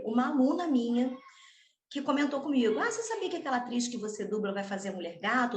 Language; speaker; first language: Portuguese; native; Portuguese